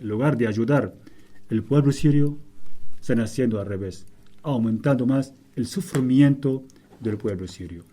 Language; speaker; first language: Spanish; non-native, fluent; Arabic